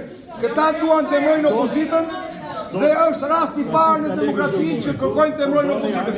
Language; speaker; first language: Albanian; native; Albanian